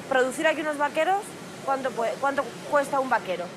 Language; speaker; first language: Spanish; native; Spanish